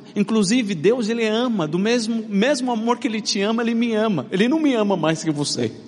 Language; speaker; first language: Portuguese; non-native, fluent; Arabic